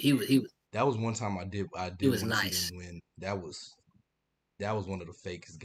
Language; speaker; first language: English; native; English